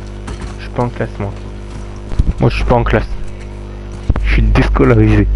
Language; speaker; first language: French; native; French